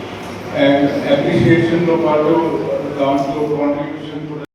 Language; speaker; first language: Telugu; non-native, fluent; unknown